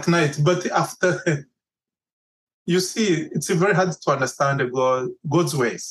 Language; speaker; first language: English; non-native, local second language; Kinyarwanda